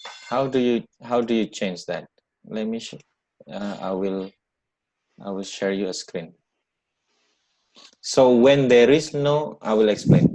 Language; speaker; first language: English; non-native, learner; Indonesian